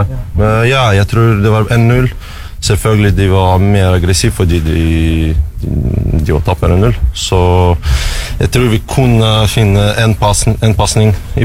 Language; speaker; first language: Norwegian; non-native, learner; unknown